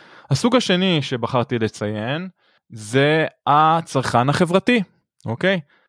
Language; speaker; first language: Hebrew; native; Hebrew